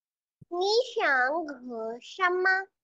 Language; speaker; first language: Chinese; non-native, learner; Urdu